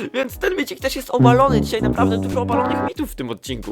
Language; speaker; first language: Polish; native; Polish